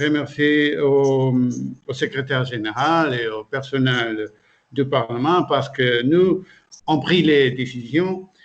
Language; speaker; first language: French; non-native, fluent; Portuguese